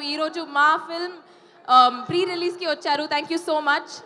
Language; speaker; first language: Telugu; non-native, fluent; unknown